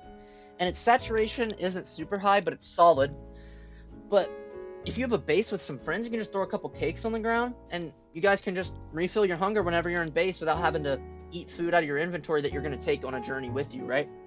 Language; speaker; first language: English; native; English